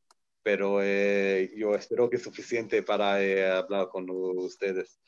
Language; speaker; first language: Spanish; non-native, learner; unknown